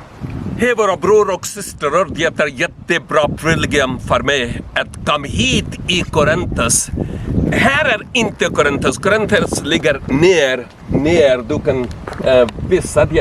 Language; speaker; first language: Swedish; non-native, learner; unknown